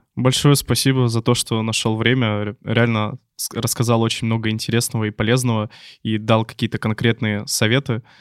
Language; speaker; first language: Russian; native; Russian